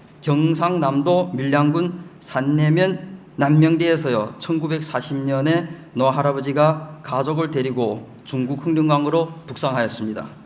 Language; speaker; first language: Korean; early bilingual, heritage; Chinese